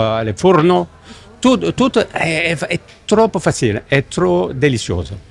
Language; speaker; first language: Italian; non-native, learner; English